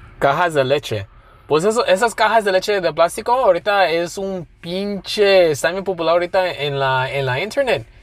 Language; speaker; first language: Spanish; early bilingual, other home language; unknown